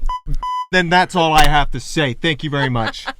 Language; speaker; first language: English; native; English